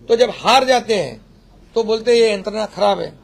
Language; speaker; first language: Hindi; non-native, local second language; Marathi